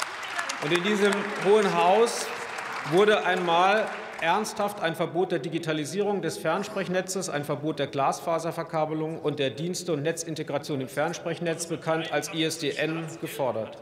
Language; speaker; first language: German; native; German